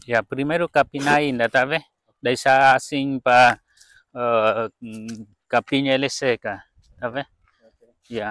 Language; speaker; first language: Portuguese; non-native, learner; Vietnamese